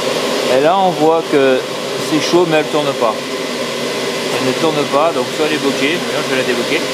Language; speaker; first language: French; native; French